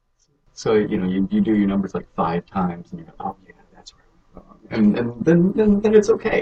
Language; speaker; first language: English; native; English